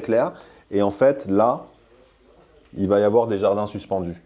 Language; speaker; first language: French; native; French